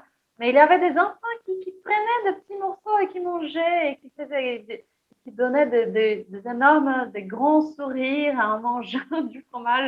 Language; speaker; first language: French; non-native, fluent; Portuguese